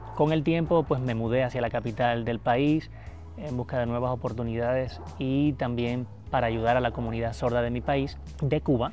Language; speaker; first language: Spanish; native; Spanish